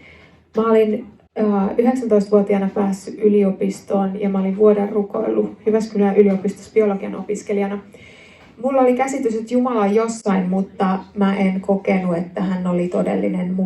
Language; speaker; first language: Finnish; native; Finnish